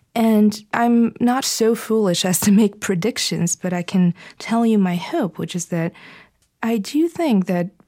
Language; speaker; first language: English; non-native, fluent; Bulgarian